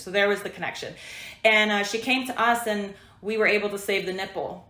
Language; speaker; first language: English; native; English